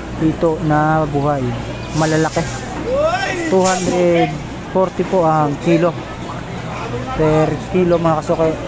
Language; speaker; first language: Filipino; non-native, local second language; Bikol